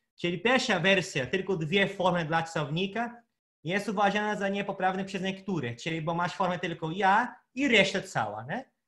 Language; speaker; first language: Polish; non-native, fluent; Portuguese